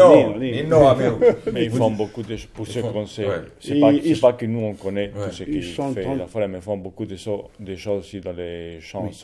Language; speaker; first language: French; non-native, fluent; Italian